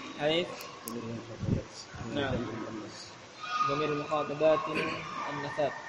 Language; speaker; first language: Arabic; non-native, fluent; Indonesian